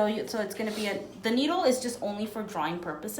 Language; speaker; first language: English; native; English